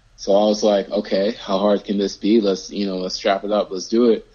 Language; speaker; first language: English; native; English